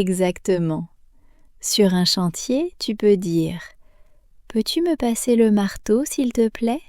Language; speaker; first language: French; native; French